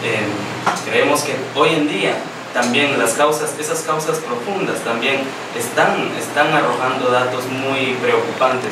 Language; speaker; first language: Spanish; native; Spanish